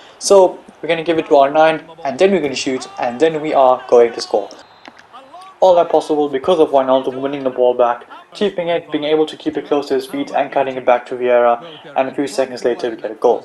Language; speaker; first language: English; native; English